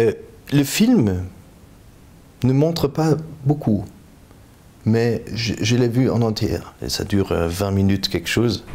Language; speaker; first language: French; non-native, fluent; German